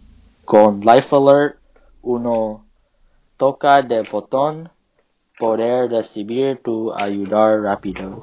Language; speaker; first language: Spanish; non-native, learner; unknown